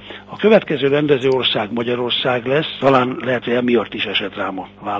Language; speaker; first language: Hungarian; native; Hungarian